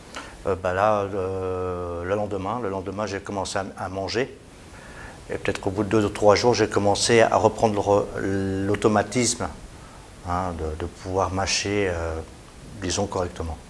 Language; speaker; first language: French; native; French